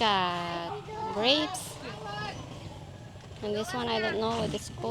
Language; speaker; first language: English; non-native, local second language; Filipino